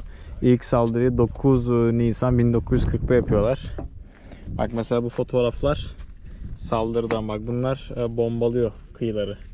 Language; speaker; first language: Turkish; native; Turkish